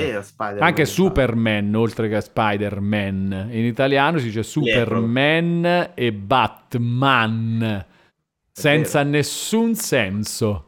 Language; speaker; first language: Italian; native; Italian